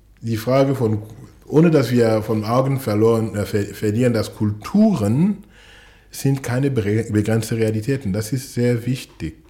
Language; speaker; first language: German; non-native, fluent; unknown